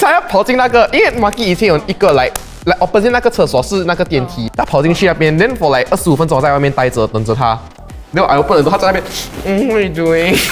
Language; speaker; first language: Chinese; non-native, local second language; English